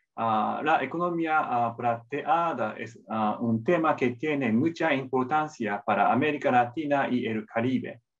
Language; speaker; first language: Spanish; non-native, fluent; Japanese